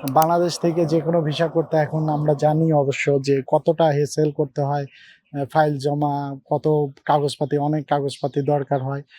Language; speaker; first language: Bangla; native; Bangla